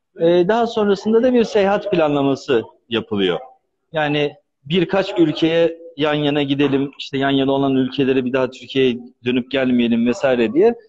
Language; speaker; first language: Turkish; native; Turkish